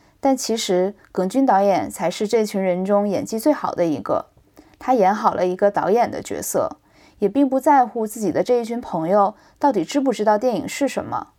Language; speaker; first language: Chinese; native; Chinese